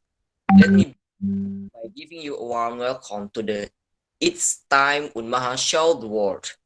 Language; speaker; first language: English; non-native, learner; Indonesian